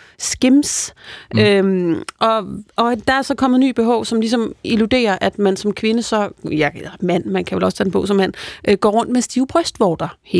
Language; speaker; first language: Danish; native; Danish